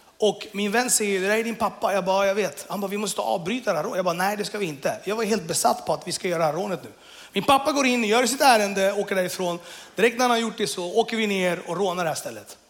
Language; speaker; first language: Swedish; early bilingual, other home language; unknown